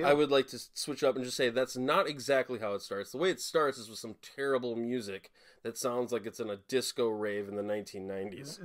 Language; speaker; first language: English; native; English